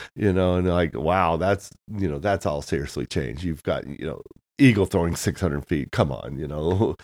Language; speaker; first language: English; native; English